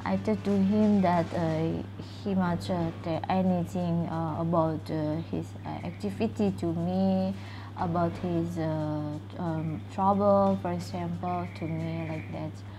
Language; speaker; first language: English; non-native, learner; Indonesian